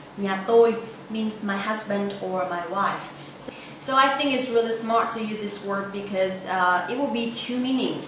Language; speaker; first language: English; non-native, fluent; Vietnamese